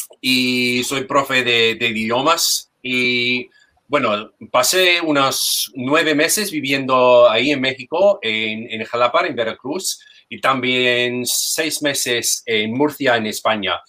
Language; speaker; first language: Spanish; non-native, fluent; English